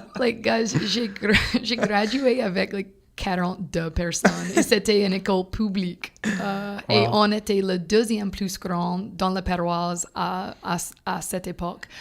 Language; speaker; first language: French; non-native, fluent; English